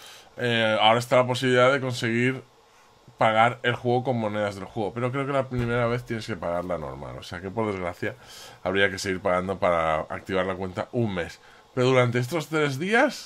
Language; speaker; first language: Spanish; native; Spanish